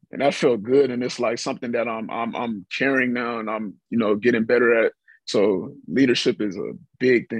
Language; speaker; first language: English; native; English